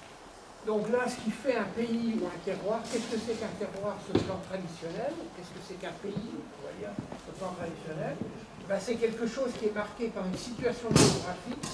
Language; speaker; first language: French; native; French